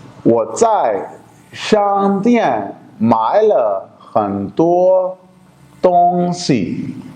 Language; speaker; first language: Chinese; non-native, fluent; Urdu